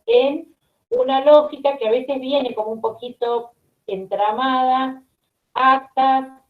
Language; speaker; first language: Spanish; native; Spanish